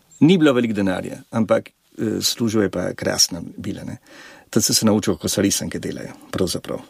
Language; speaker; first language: Slovenian; early bilingual, heritage; Slovenian